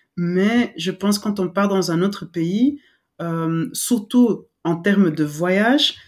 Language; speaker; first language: French; non-native, local second language; Lingala